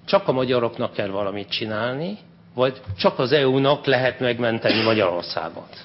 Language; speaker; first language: Hungarian; non-native, fluent; French